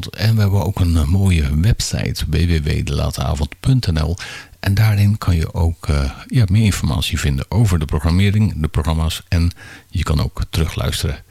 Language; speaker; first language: Dutch; native; Dutch